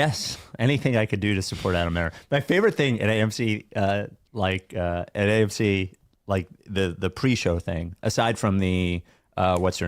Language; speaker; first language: English; native; English